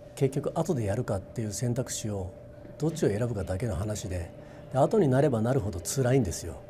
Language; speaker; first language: Japanese; native; Japanese